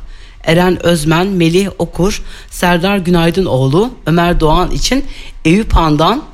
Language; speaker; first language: Turkish; native; Turkish